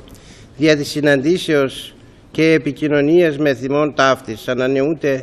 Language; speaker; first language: Greek; native; Greek